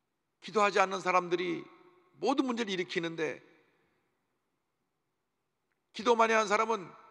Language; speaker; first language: Korean; native; Korean